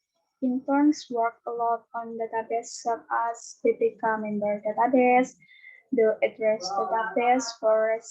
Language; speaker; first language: English; non-native, learner; Indonesian